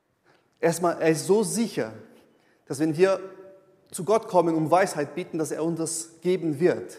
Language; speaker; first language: German; non-native, fluent; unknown